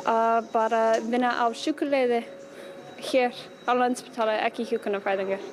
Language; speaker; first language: Icelandic; non-native, fluent; English